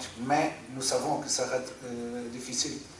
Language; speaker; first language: French; non-native, fluent; Portuguese